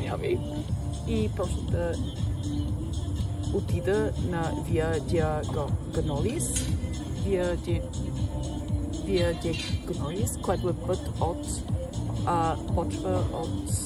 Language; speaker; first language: Bulgarian; early bilingual, heritage; Bulgarian